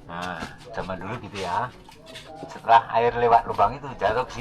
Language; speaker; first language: Indonesian; native; Indonesian